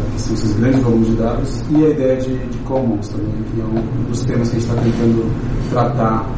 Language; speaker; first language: Portuguese; native; Portuguese